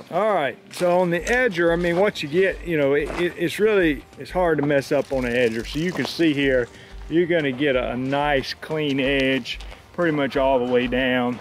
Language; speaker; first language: English; native; English